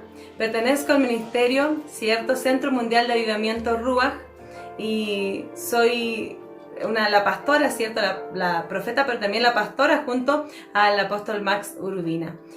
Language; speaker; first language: Spanish; native; Spanish